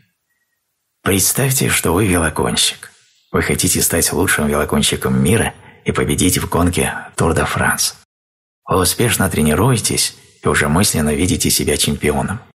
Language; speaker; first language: Russian; native; Russian